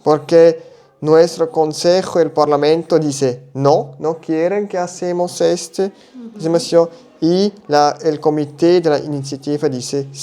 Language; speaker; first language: Spanish; non-native, learner; German